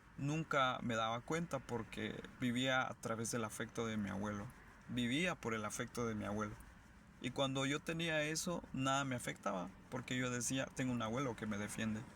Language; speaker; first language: Spanish; non-native, local second language; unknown